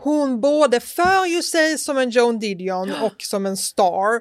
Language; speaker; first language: Swedish; native; Swedish